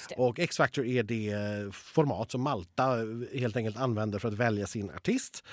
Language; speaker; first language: Swedish; native; Swedish